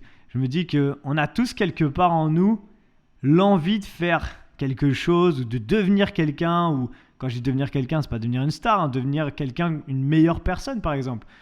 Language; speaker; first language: French; native; French